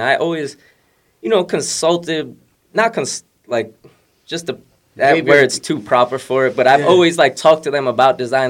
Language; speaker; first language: English; native; English